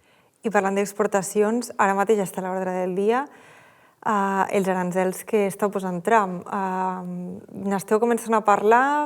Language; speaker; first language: Catalan; native; Catalan